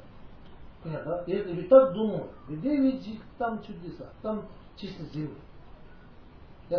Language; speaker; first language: Russian; non-native, learner; Tibetan